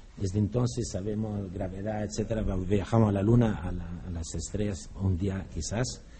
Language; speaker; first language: Spanish; non-native, fluent; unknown